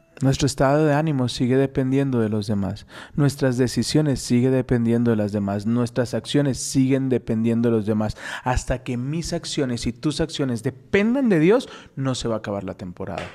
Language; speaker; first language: Spanish; native; Spanish